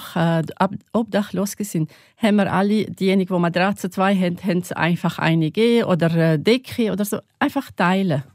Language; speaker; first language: German; non-native, learner; Arabic